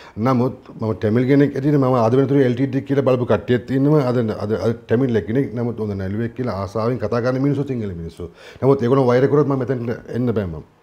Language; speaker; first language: Sinhala; non-native, local second language; Tamil